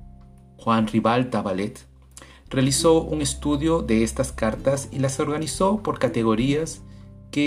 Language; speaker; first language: Spanish; native; Spanish